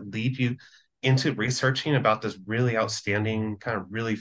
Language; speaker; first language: English; native; English